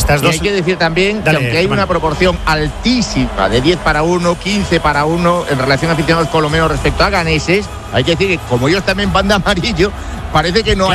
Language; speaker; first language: Spanish; native; Spanish